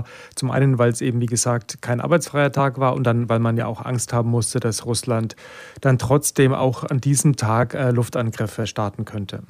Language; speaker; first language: German; native; German